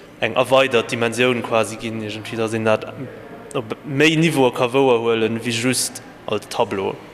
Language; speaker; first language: Luxembourgish; native; Luxembourgish